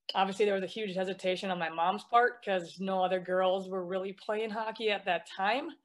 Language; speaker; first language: English; native; English